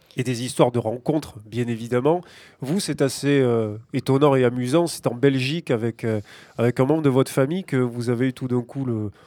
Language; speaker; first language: French; native; French